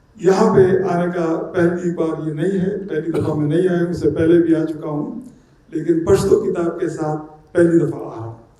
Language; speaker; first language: Urdu; non-native, local second language; Pashto